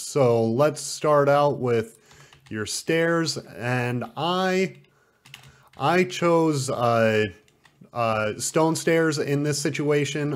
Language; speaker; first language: English; native; English